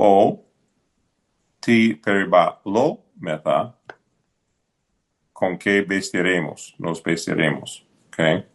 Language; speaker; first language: Spanish; non-native, fluent; English